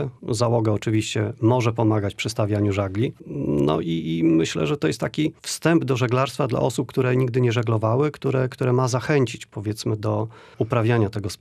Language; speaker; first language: Polish; native; Polish